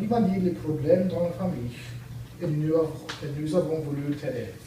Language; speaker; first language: French; non-native, learner; English